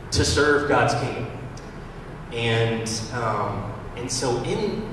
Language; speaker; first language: English; native; English